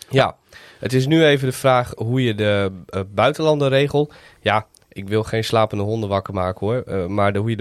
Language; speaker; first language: Dutch; native; Dutch